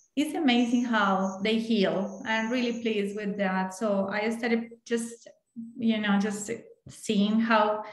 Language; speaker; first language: English; non-native, fluent; Spanish